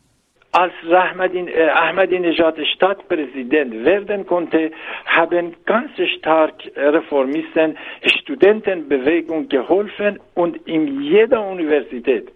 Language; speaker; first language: German; non-native, learner; Persian